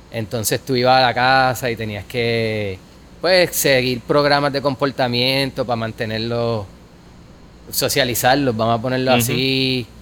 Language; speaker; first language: Spanish; native; Spanish